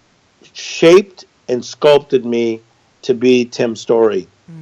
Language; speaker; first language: English; native; English